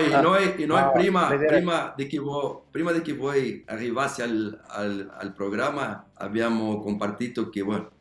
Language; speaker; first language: Italian; non-native, learner; Spanish